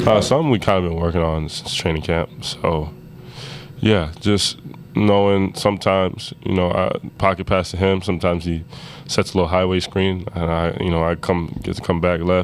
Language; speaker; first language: English; native; English